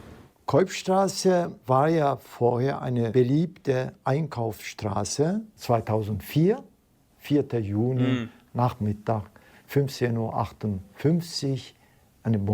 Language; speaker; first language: German; non-native, fluent; Turkish